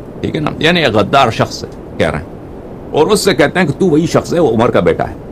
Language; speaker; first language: Urdu; non-native, fluent; Persian